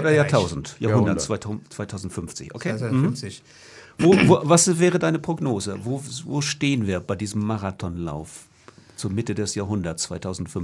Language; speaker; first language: German; native; German